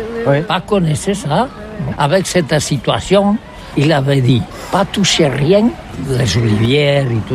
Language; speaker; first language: French; non-native, learner; Catalan